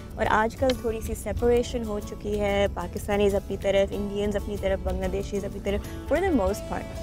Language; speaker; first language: Hindi; early bilingual, heritage; Urdu